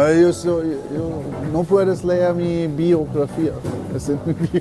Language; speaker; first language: Spanish; non-native, learner; German